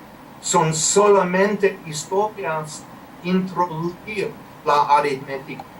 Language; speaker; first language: Spanish; non-native, fluent; English